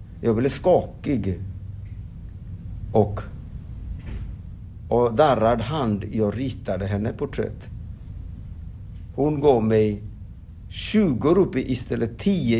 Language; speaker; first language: Swedish; non-native, fluent; Odia